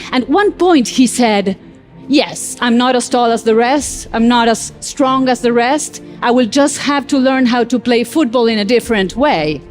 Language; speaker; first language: English; non-native, fluent; Spanish